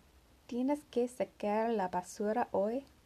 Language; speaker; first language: Spanish; non-native, learner; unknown